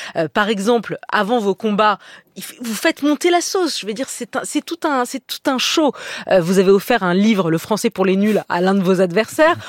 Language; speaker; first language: French; native; French